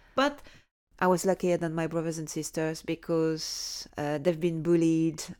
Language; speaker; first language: English; non-native, fluent; French